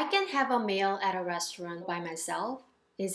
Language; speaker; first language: English; non-native, fluent; Korean